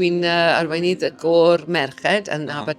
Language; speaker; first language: Welsh; non-native, local second language; English